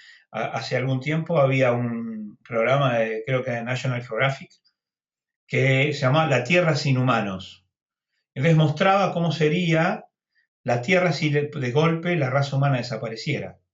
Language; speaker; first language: Spanish; native; Spanish